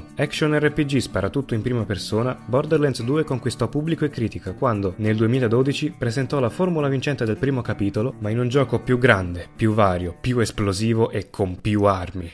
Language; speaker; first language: Italian; native; Italian